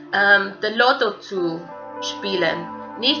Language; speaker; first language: German; non-native, fluent; English